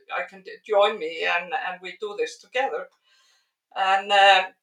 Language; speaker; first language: English; non-native, fluent; Icelandic